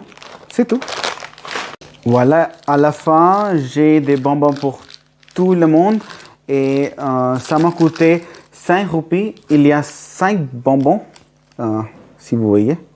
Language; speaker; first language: French; non-native, learner; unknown